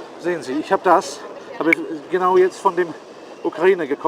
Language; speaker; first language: German; non-native, learner; English